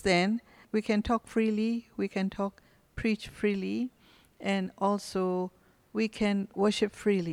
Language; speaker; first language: English; non-native, fluent; Burmese